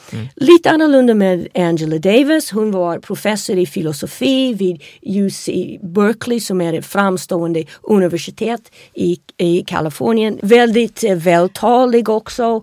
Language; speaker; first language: Swedish; non-native, fluent; English